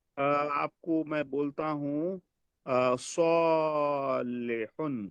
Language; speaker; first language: Urdu; native; Urdu